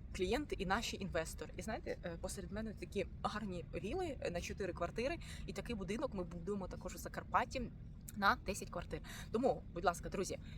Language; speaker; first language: Ukrainian; non-native, local second language; Russian